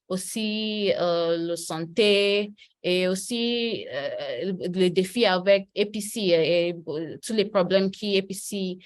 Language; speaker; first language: French; non-native, learner; Yoruba